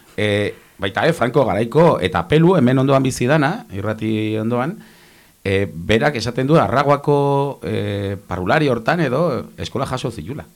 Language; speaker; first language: Basque; non-native, local second language; Spanish